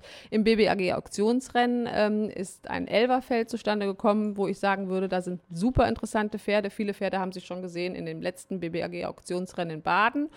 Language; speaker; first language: German; native; German